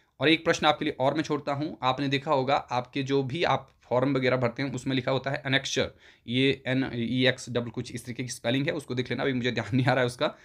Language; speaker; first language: Hindi; native; Hindi